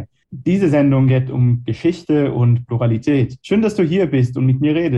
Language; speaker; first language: German; non-native, fluent; Hebrew